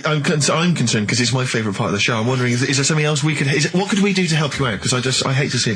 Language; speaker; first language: English; native; English